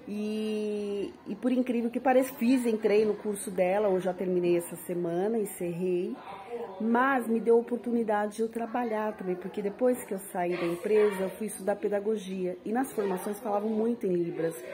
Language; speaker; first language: Portuguese; native; Portuguese